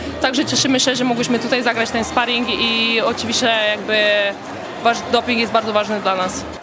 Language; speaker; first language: Polish; early bilingual, heritage; Polish